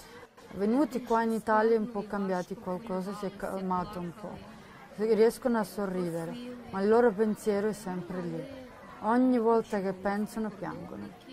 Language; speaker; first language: Italian; non-native, fluent; Ukrainian